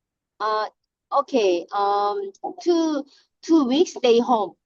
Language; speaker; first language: English; non-native, learner; Korean